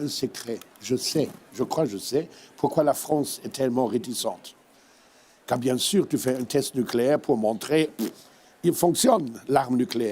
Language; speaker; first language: French; non-native, fluent; German